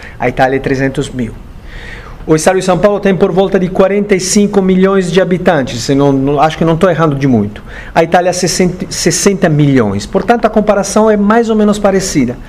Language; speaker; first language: Portuguese; non-native, fluent; Italian